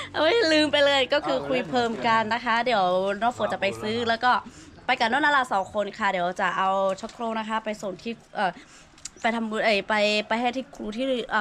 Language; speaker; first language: Thai; non-native, local second language; Lahu